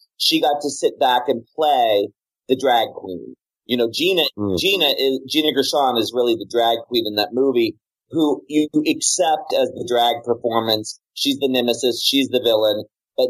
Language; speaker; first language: English; native; English